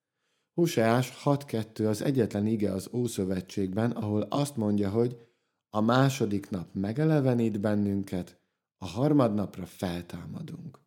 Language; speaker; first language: Hungarian; native; Hungarian